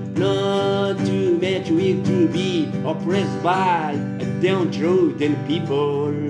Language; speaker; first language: English; non-native, learner; Arabic